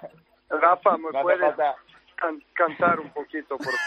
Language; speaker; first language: Spanish; non-native, learner; Serbian